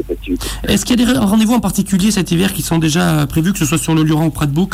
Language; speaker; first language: French; native; French